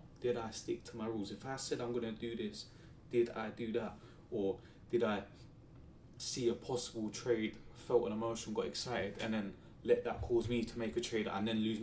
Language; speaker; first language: English; native; English